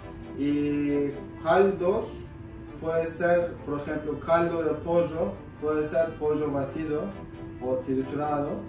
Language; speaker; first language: Spanish; non-native, fluent; Turkish